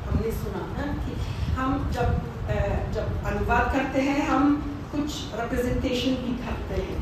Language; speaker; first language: Hindi; non-native, fluent; Italian